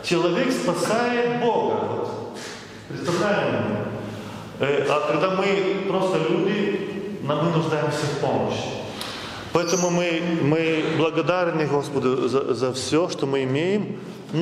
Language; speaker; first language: Russian; non-native, fluent; Lithuanian